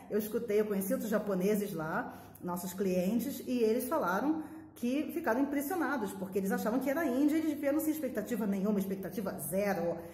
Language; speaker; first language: Portuguese; native; Portuguese